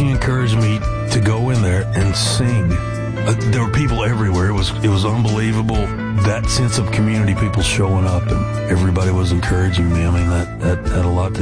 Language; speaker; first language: English; native; English